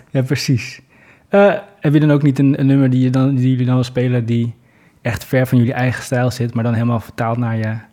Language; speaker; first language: Dutch; native; Dutch